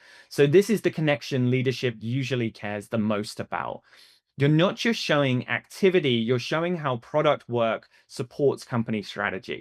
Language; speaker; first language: English; native; English